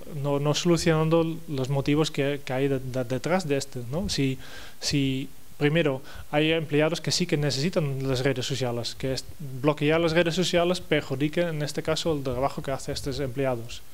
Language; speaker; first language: Spanish; non-native, fluent; Dutch